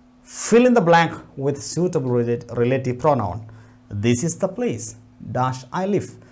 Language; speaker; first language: English; non-native, local second language; Malayalam